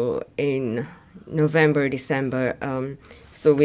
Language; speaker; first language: English; non-native, local second language; Kamba